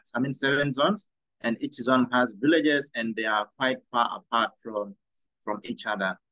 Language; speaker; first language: English; non-native, fluent; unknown